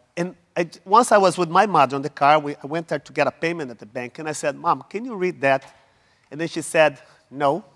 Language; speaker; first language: English; non-native, fluent; Portuguese